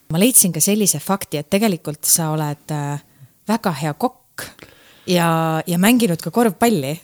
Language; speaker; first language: Estonian; native; Estonian